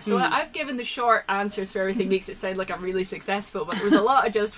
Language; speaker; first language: English; native; English